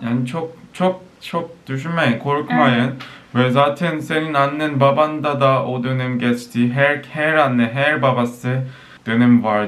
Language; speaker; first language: Turkish; non-native, fluent; Korean